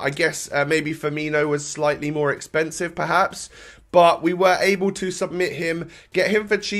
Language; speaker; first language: English; native; English